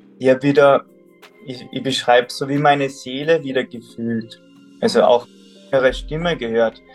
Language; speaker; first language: German; native; German